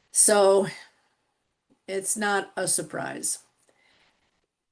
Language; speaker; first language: English; native; English